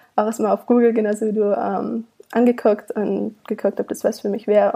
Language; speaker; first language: German; native; German